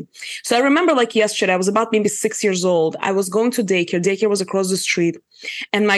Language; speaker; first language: English; early bilingual, other home language; Russian